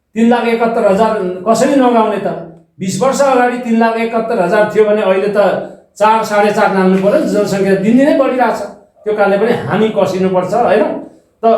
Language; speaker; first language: Nepali; non-native, local second language; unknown